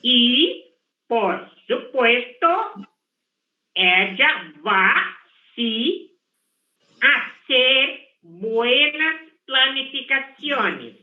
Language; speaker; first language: Spanish; non-native, fluent; Portuguese